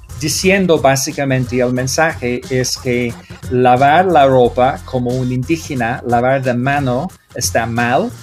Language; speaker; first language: Spanish; non-native, learner; English